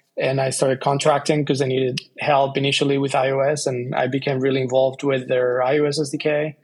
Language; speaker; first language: English; non-native, fluent; Spanish